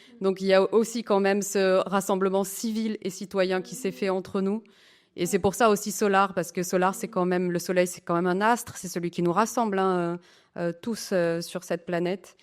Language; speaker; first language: French; native; French